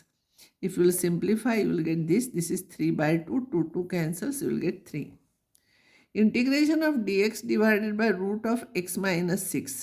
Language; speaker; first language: English; non-native, local second language; Marathi